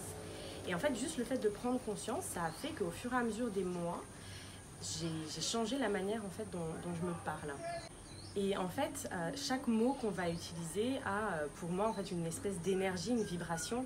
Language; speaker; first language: French; native; French